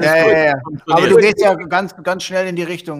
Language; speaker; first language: German; native; German